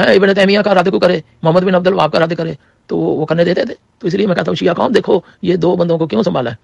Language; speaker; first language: Urdu; non-native, local second language; Punjabi